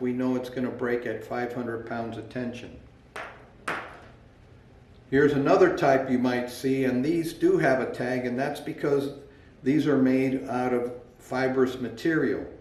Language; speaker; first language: English; native; English